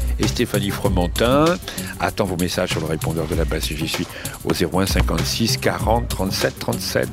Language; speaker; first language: French; native; French